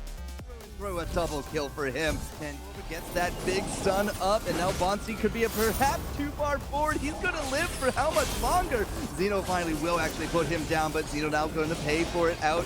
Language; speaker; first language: English; native; English